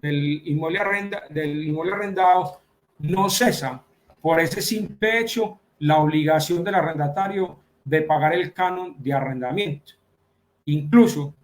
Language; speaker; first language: Spanish; native; Spanish